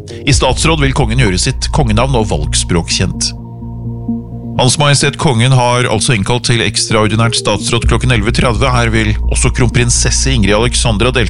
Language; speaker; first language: Norwegian; native; Norwegian